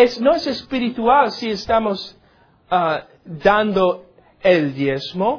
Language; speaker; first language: Spanish; non-native, learner; English